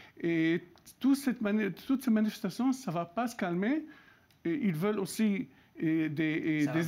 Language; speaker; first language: French; non-native, local second language; Arabic